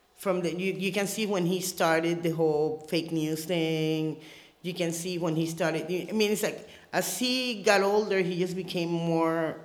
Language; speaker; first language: English; early bilingual, other home language; Spanish